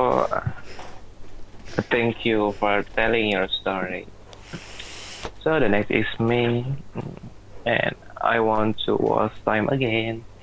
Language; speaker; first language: English; non-native, learner; Indonesian